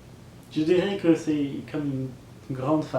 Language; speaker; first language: French; non-native, fluent; English